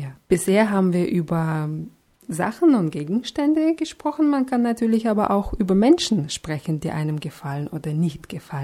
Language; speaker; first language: German; non-native, fluent; Russian